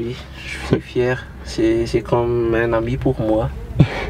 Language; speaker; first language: French; non-native, local second language; Malagasy